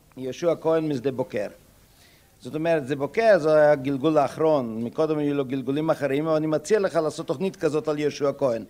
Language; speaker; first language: Hebrew; non-native, fluent; German